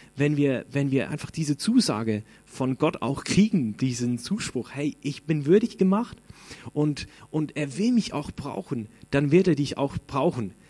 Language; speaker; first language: German; native; German